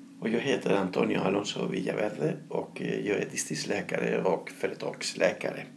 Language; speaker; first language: Swedish; non-native, fluent; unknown